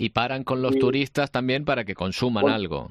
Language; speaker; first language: Spanish; native; Spanish